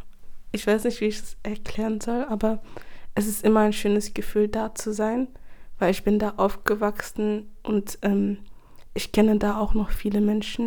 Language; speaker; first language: German; early bilingual, other home language; English